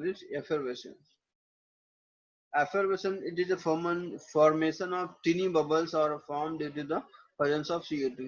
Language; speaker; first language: English; non-native, local second language; Hindi